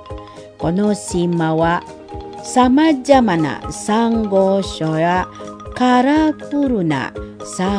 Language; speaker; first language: Japanese; non-native, fluent; Indonesian